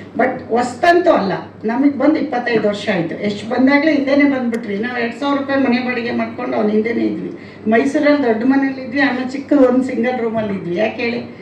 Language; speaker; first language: Kannada; native; Kannada